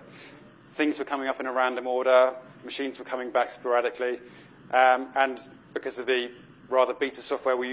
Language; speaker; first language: English; native; English